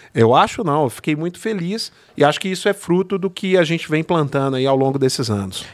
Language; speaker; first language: Portuguese; native; Portuguese